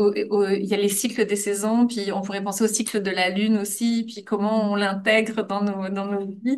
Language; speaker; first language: French; native; French